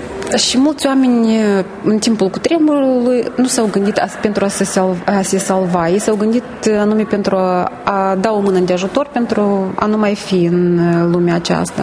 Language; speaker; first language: Romanian; native; Romanian